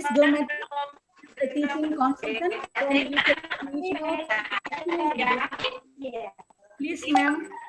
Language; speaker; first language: English; non-native, learner; Indonesian